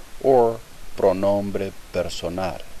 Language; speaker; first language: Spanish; non-native, fluent; English